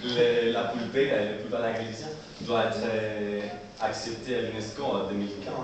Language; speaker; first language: French; non-native, learner; Spanish